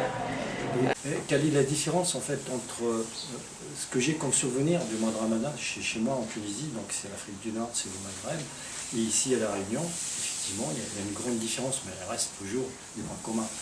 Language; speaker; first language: French; non-native, local second language; Arabic